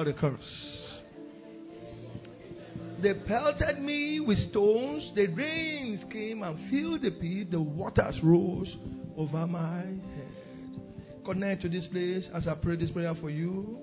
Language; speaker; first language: English; non-native, local second language; Yoruba